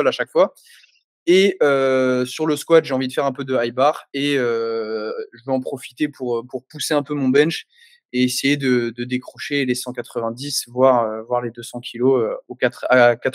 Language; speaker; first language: French; native; French